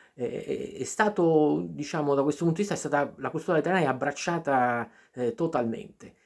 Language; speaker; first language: Italian; native; Italian